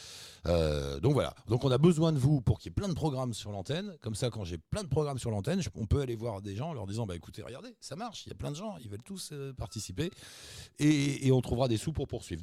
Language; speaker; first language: French; native; French